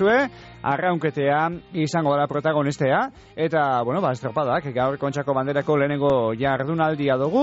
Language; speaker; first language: Basque; native; Basque